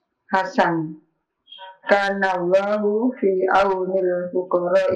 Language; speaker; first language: Arabic; non-native, learner; Indonesian